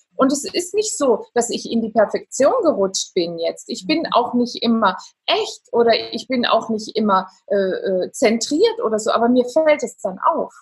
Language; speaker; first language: German; non-native, fluent; Italian